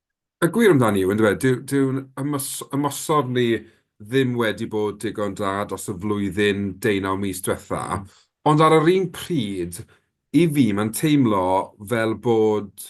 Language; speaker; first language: Welsh; native; Welsh